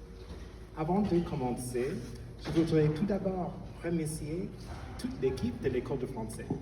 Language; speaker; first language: French; non-native, fluent; English